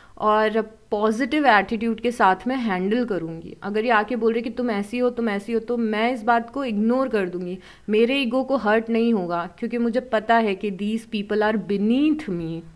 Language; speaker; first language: Hindi; native; Hindi